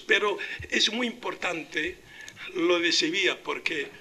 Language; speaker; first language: Spanish; non-native, local second language; Arabic